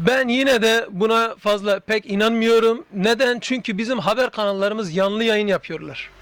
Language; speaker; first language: Turkish; native; Turkish